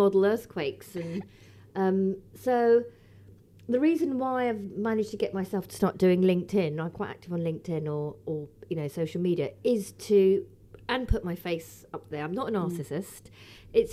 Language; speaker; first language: English; native; English